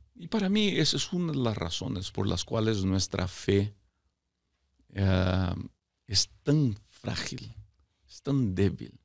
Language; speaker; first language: Spanish; early bilingual, heritage; Spanish